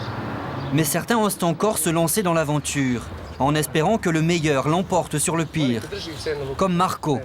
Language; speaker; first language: French; native; French